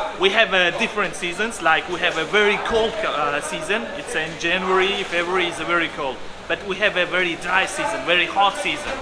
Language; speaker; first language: English; non-native, learner; Uzbek